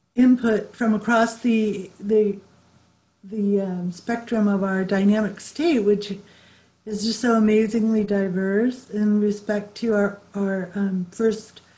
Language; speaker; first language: English; native; English